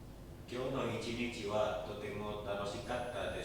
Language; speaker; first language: Japanese; non-native, learner; Indonesian